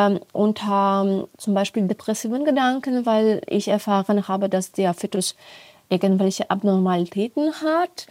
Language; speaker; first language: German; non-native, fluent; Polish